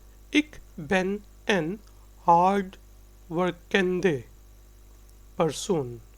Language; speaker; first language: Dutch; non-native, fluent; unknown